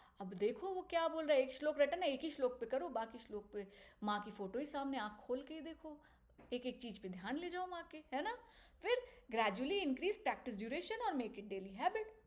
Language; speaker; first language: Hindi; native; Hindi